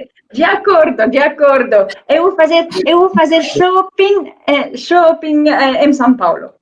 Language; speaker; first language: Portuguese; non-native, fluent; French